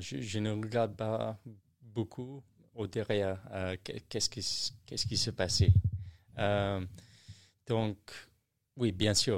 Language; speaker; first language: French; non-native, learner; English